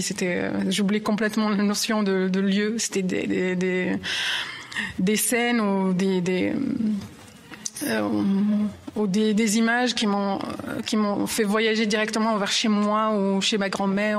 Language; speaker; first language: French; non-native, local second language; Arabic